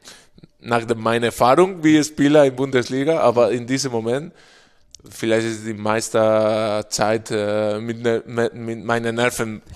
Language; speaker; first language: German; non-native, fluent; Spanish